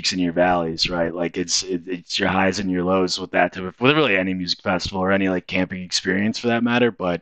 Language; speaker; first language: English; native; English